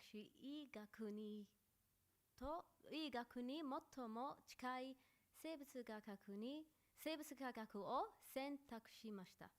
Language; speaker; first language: Japanese; non-native, learner; Arabic